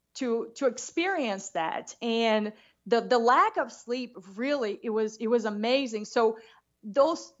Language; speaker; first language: English; non-native, fluent; Portuguese